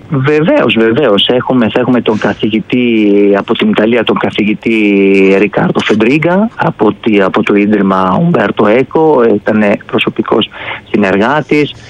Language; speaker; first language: Greek; non-native, fluent; Italian